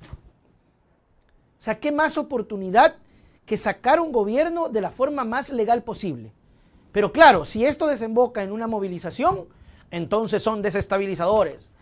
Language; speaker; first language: Spanish; native; Spanish